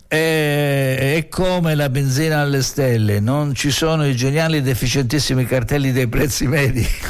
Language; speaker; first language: Italian; native; Italian